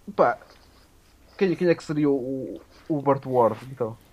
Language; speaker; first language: Portuguese; native; Portuguese